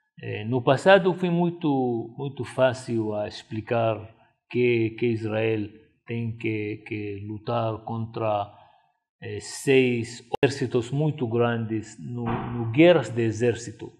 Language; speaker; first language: Portuguese; non-native, fluent; Arabic